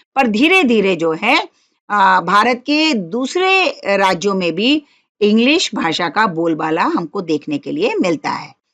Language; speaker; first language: Hindi; non-native, local second language; Marathi